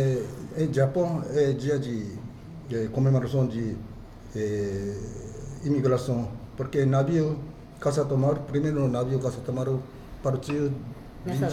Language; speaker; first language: Portuguese; non-native, fluent; Japanese